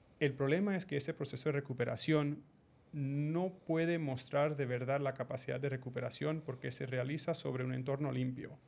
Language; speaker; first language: Spanish; early bilingual, heritage; Spanish